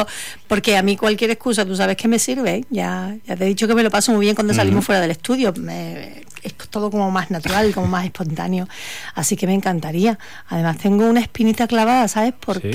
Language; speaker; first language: Spanish; native; Spanish